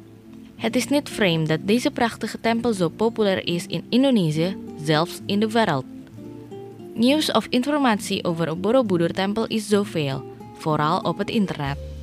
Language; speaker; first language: Dutch; non-native, learner; Indonesian